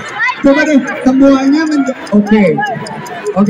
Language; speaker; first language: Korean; non-native, learner; Indonesian